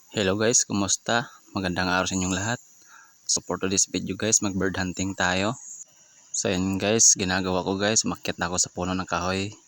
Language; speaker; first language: Filipino; non-native, local second language; Cebuano